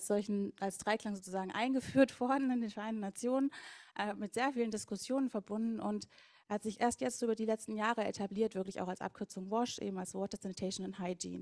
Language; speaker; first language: German; native; German